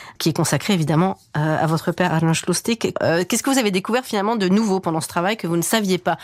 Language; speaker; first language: French; native; French